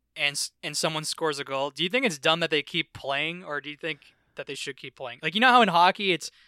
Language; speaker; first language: English; early bilingual, other home language; Filipino